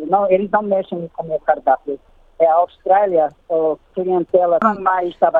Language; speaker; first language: Portuguese; non-native, fluent; English